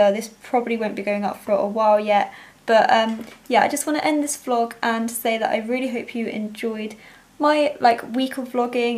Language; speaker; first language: English; native; English